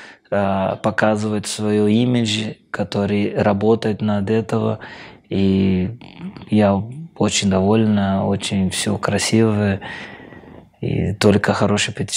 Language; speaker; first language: Russian; non-native, fluent; Portuguese